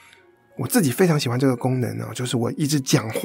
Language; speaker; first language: Chinese; native; Chinese